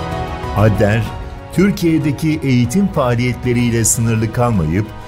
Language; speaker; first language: Turkish; native; Turkish